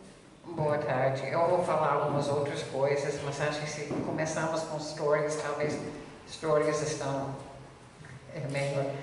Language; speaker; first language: Portuguese; non-native, fluent; English